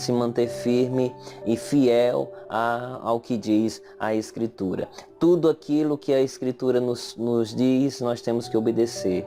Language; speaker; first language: Portuguese; native; Portuguese